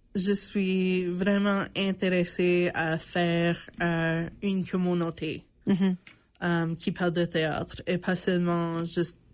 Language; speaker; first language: French; non-native, local second language; English